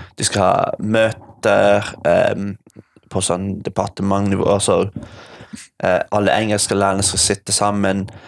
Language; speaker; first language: Norwegian; non-native, fluent; English